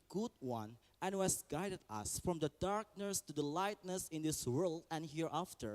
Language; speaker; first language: English; non-native, learner; Indonesian